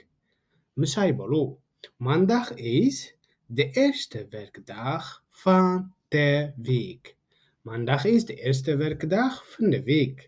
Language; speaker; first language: Dutch; non-native, fluent; Tigrinya